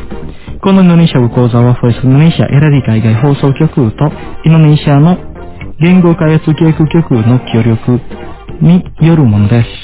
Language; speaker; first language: Japanese; non-native, fluent; Indonesian